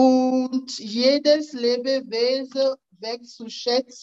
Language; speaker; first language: German; non-native, fluent; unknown